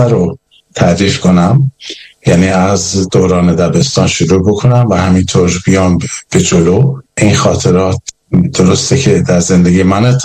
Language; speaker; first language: Persian; native; Persian